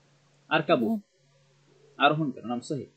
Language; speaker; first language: Arabic; non-native, learner; Bangla